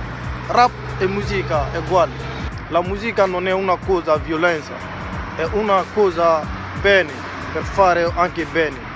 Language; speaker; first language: Italian; non-native, learner; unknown